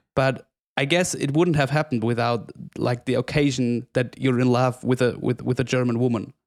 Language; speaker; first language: English; non-native, fluent; German